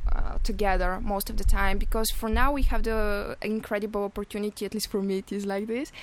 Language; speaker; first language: English; non-native, fluent; Bulgarian